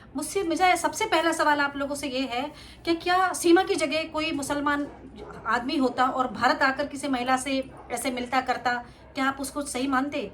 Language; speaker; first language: Hindi; native; Hindi